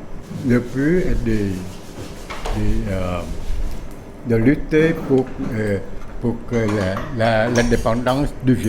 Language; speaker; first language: French; non-native, local second language; Vietnamese